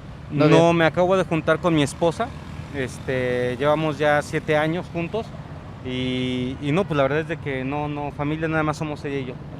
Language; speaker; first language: Spanish; native; Spanish